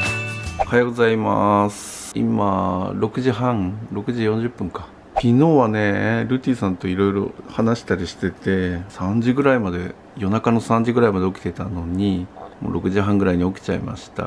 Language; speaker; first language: Japanese; native; Japanese